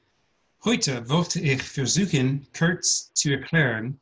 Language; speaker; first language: German; non-native, learner; English